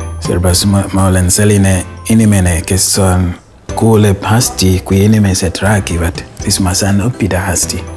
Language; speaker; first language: Estonian; non-native, learner; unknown